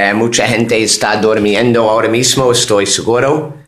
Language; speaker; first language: Spanish; non-native, fluent; English